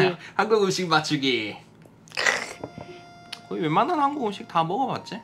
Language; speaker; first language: Korean; native; Korean